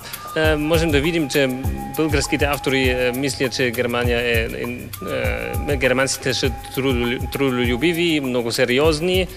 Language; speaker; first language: Bulgarian; non-native, fluent; German